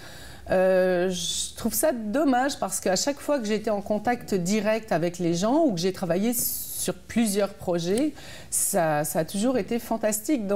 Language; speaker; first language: French; native; French